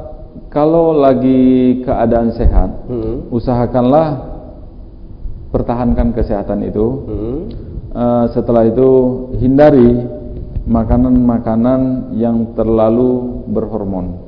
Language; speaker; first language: Malay; native; Malay